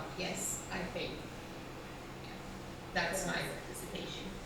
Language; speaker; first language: English; non-native, learner; Spanish